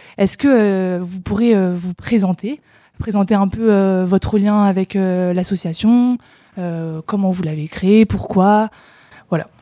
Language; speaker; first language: French; native; French